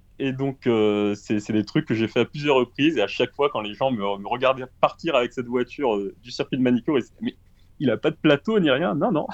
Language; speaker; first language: French; early bilingual, other home language; Portuguese